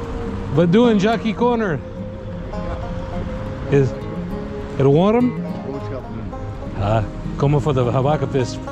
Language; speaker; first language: Dutch; non-native, learner; English